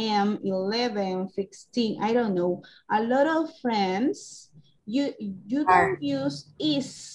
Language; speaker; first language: English; non-native, local second language; Spanish